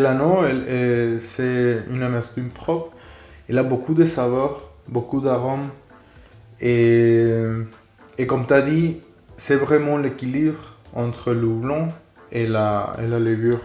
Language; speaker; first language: French; non-native, fluent; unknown